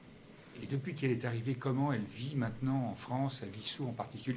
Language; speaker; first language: French; native; French